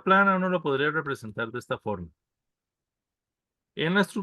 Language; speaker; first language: Spanish; native; Spanish